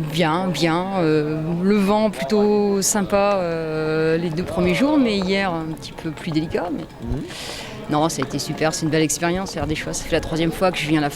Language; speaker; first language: French; native; French